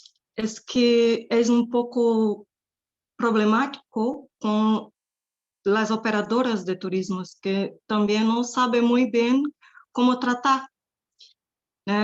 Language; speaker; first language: Spanish; non-native, fluent; Portuguese